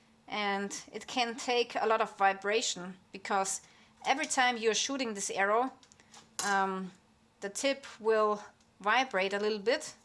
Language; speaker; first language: English; non-native, fluent; German